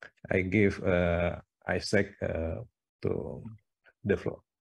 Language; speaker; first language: English; non-native, fluent; Indonesian